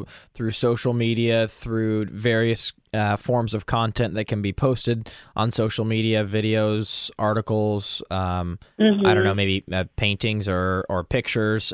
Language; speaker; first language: English; native; English